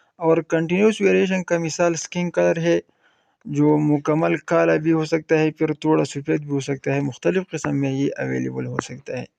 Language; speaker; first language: Urdu; non-native, local second language; Pashto